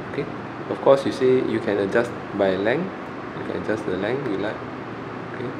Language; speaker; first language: English; non-native, local second language; Chinese